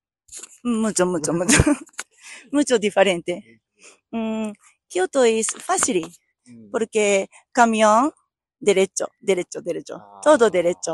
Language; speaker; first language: Spanish; non-native, learner; Japanese